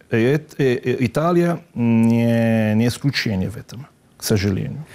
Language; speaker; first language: Russian; non-native, fluent; Italian